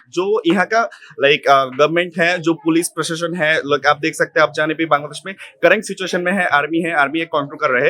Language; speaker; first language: Hindi; non-native, learner; Bangla